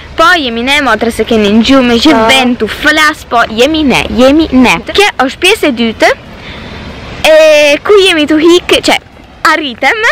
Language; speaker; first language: Albanian; early bilingual, heritage; Albanian